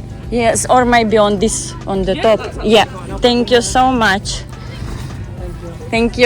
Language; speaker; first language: English; non-native, learner; Ukrainian